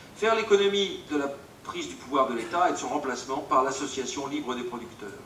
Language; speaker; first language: French; native; French